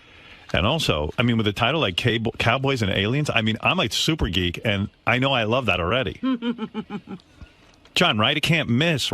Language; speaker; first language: English; native; English